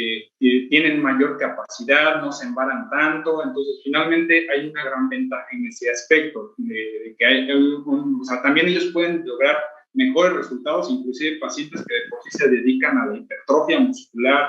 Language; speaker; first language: Spanish; native; Spanish